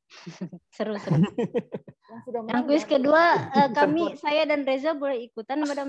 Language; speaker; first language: Indonesian; native; Indonesian